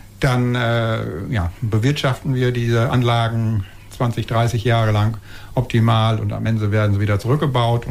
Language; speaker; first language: German; native; German